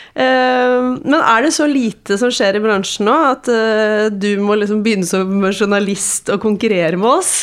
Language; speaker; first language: Norwegian; native; Norwegian